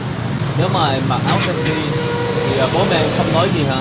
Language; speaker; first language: Vietnamese; non-native, learner; Korean